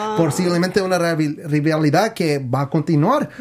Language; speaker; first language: Spanish; native; Spanish